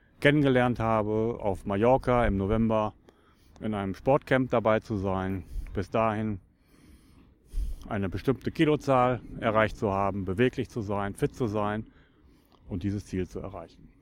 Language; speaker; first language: German; native; German